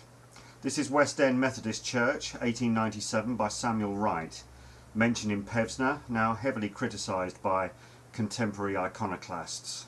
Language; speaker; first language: English; native; English